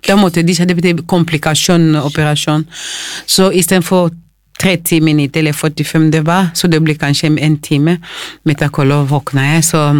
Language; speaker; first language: Norwegian; non-native, fluent; Lingala